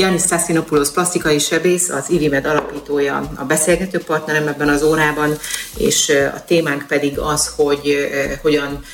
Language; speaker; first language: Hungarian; native; Hungarian